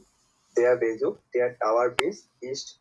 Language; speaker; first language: German; non-native, learner; Bangla